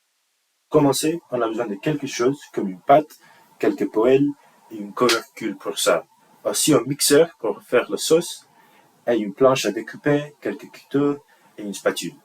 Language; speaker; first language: French; non-native, learner; English